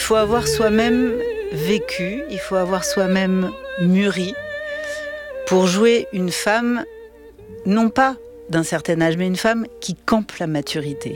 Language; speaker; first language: French; native; French